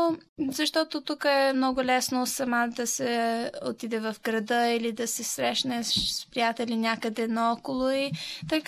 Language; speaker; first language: Bulgarian; early bilingual, heritage; Bulgarian